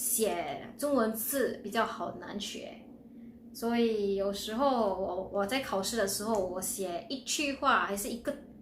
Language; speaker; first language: Chinese; non-native, local second language; Filipino